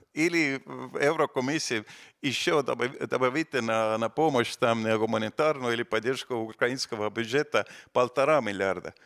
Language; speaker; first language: Russian; non-native, fluent; Estonian